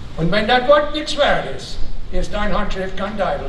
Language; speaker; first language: German; early bilingual, heritage; German